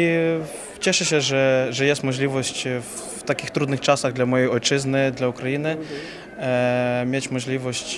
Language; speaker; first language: Polish; non-native, fluent; Ukrainian